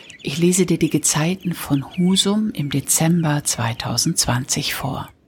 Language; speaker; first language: German; native; German